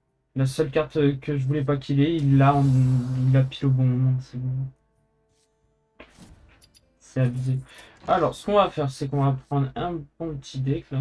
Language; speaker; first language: French; native; French